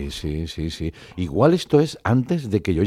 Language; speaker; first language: Spanish; non-native, local second language; Catalan